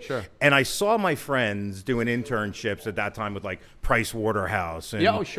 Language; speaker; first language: English; native; English